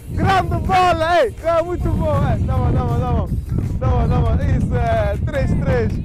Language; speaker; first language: Portuguese; non-native, learner; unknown